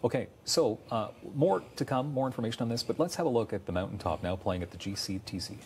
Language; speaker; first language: English; native; English